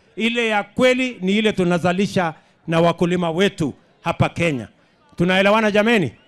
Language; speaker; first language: Swahili; non-native, local second language; Kalenjin